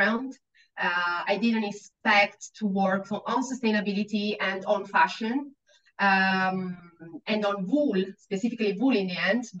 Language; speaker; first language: English; non-native, fluent; Italian